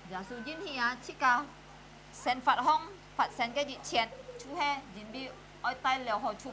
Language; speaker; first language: Chinese; early bilingual, heritage; Hakka Chinese